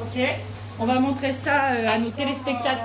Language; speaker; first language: French; native; French